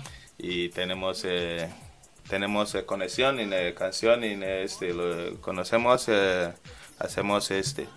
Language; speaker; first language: Spanish; non-native, learner; English